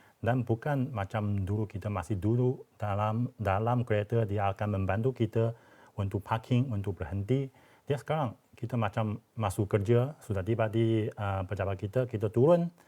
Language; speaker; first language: Malay; non-native, fluent; Chinese